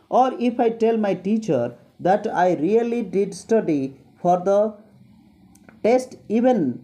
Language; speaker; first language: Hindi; non-native, local second language; Gujarati